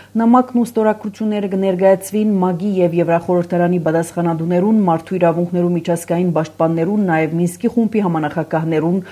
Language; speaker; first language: Armenian; early bilingual, heritage; Armenian